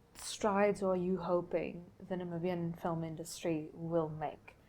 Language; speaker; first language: English; non-native, local second language; Afrikaans